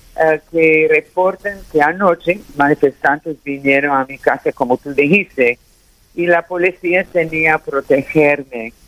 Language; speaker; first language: Spanish; early bilingual, heritage; Spanish